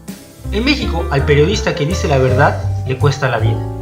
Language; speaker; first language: Spanish; native; Spanish